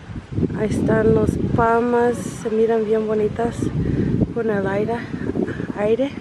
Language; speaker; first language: Spanish; early bilingual, heritage; Spanish